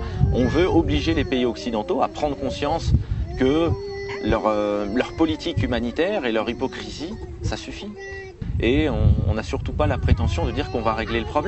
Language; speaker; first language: French; native; French